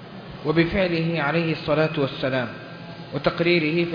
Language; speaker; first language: Arabic; native; Arabic